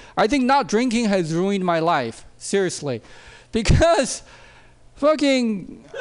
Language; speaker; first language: English; non-native, fluent; Chinese